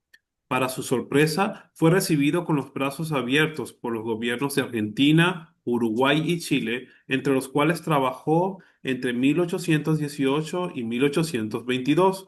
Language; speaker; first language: Spanish; native; Spanish